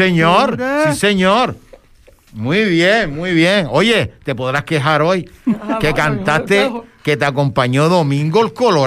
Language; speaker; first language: Spanish; native; Spanish